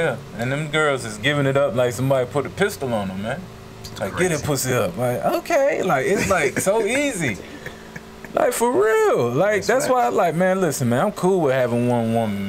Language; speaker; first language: English; native; English